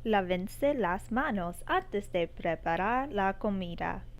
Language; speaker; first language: Spanish; non-native, learner; English